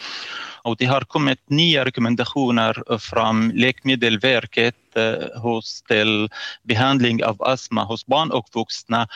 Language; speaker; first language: Swedish; non-native, fluent; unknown